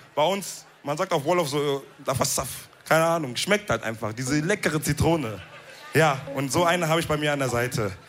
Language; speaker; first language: German; early bilingual, other home language; Wolof